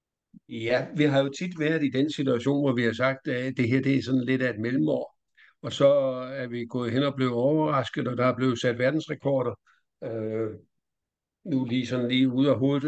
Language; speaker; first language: Danish; native; Danish